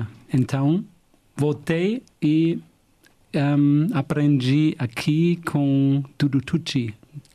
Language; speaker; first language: Portuguese; non-native, fluent; German